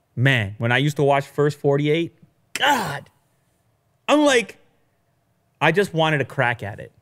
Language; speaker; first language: English; early bilingual, other home language; Italian